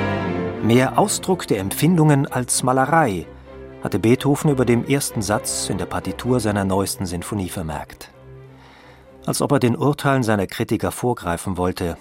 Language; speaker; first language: German; native; German